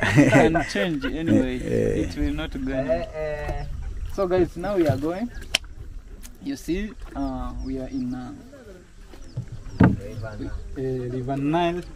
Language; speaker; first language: English; non-native, fluent; Rundi